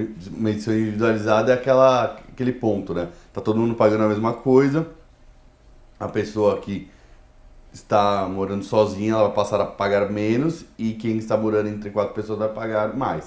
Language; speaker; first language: Portuguese; native; Portuguese